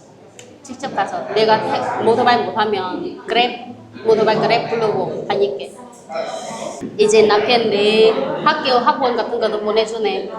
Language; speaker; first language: Korean; non-native, learner; Vietnamese